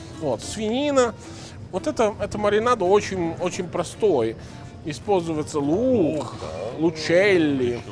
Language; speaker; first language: Russian; non-native, fluent; Italian